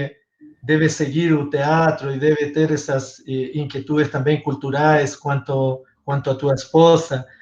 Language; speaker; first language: Portuguese; non-native, fluent; Spanish